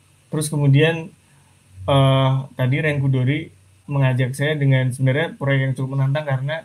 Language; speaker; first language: Indonesian; native; Indonesian